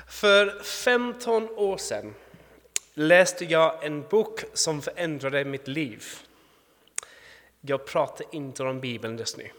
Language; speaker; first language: Swedish; non-native, fluent; English